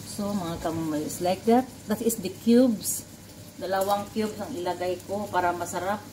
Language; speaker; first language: Filipino; non-native, local second language; Cebuano